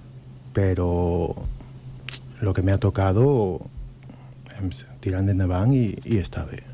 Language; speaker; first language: Catalan; non-native, learner; Spanish